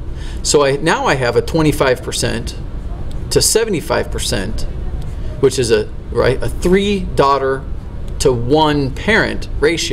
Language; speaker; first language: English; native; English